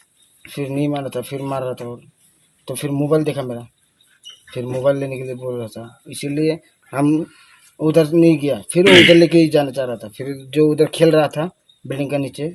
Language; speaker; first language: Hindi; non-native, local second language; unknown